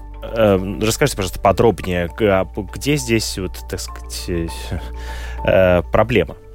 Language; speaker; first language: Russian; native; Russian